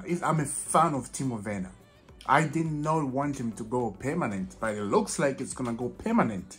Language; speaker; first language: English; non-native, fluent; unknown